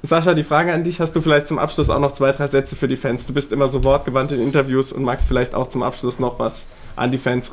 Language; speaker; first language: German; native; German